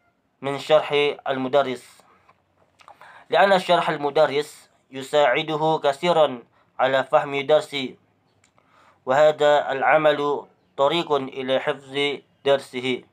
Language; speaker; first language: Arabic; non-native, fluent; Indonesian